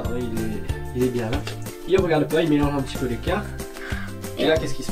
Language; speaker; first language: French; native; French